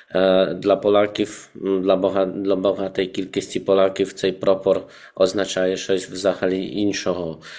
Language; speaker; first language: Ukrainian; non-native, fluent; Polish